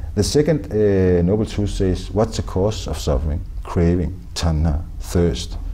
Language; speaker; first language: English; non-native, fluent; Danish